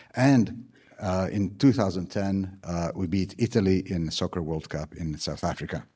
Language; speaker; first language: English; non-native, fluent; Slovak